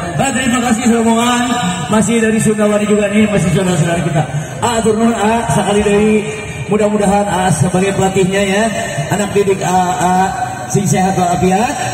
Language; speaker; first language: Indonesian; non-native, local second language; Sundanese